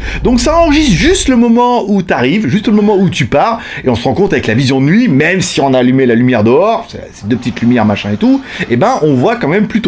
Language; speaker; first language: French; native; French